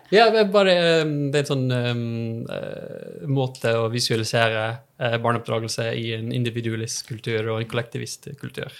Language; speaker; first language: Norwegian; non-native, fluent; English